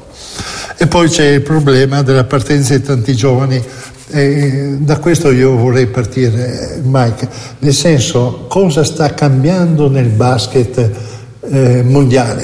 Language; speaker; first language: Italian; native; Italian